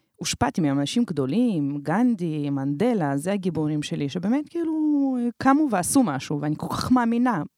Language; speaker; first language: Hebrew; early bilingual, other home language; Romanian